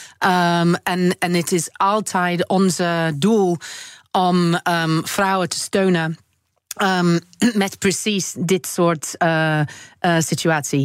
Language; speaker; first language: Dutch; non-native, learner; English